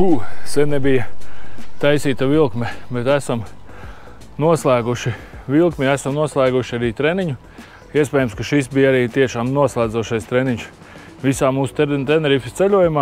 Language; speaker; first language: Latvian; native; Latvian